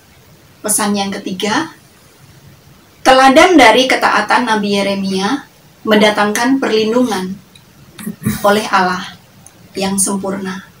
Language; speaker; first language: Indonesian; native; Indonesian